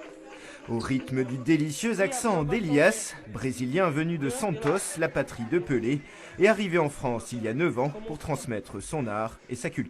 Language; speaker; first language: French; native; French